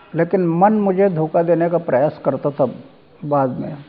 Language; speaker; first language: Hindi; non-native, local second language; Marathi